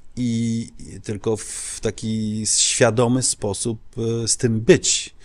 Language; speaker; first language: Polish; early bilingual, heritage; Polish